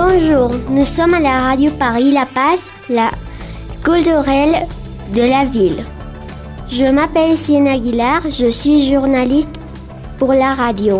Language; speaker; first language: French; non-native, learner; Spanish